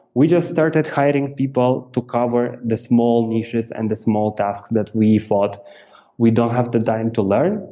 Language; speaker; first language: English; non-native, fluent; Romanian